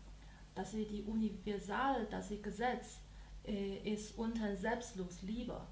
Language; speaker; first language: German; non-native, learner; Chinese